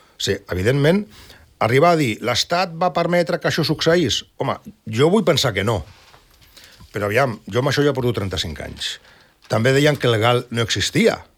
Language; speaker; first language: Catalan; non-native, local second language; Spanish